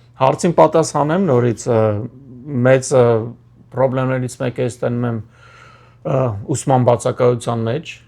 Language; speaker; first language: Armenian; native; Armenian